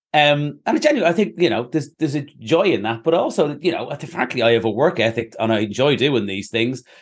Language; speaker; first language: English; native; English